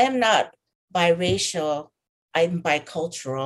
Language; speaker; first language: English; native; English